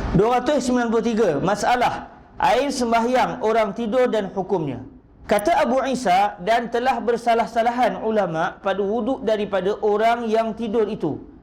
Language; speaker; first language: Malay; native; Malay